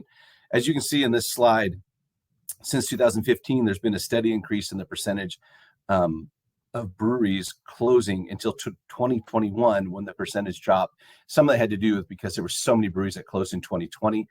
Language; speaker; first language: English; native; English